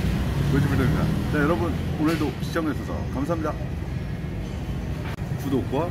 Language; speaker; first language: Korean; native; Korean